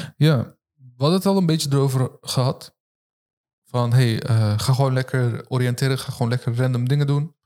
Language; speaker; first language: Dutch; early bilingual, other home language; Turkish